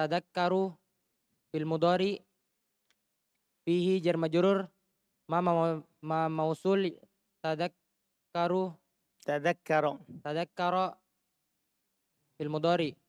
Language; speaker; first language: Arabic; non-native, learner; Indonesian